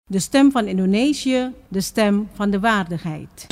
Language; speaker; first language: Dutch; non-native, fluent; Indonesian